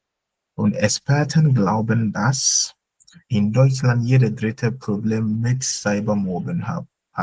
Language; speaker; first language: German; non-native, fluent; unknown